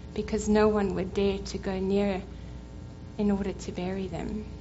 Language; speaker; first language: English; native; English